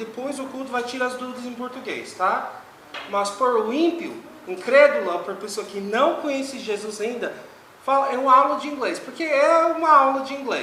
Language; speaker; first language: Portuguese; non-native, fluent; English